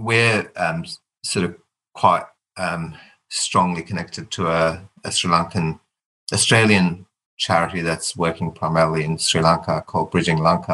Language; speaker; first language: English; non-native, local second language; Tamil